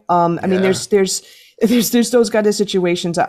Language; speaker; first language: English; native; English